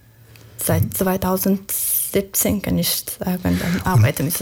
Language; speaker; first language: German; non-native, learner; Persian